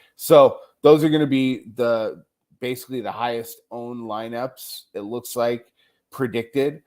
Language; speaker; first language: English; native; English